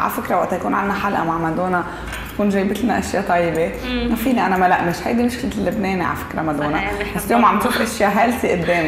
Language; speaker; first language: Arabic; native; Arabic